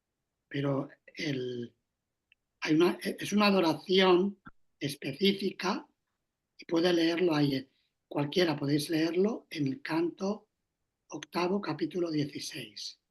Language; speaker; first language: Spanish; native; Spanish